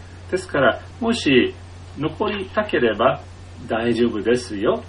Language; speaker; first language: Japanese; non-native, fluent; English